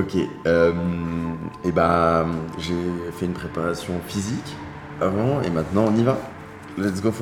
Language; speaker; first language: French; native; French